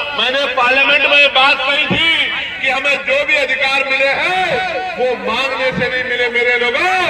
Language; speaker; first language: Hindi; native; Hindi